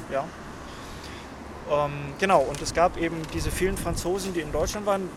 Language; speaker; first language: German; native; German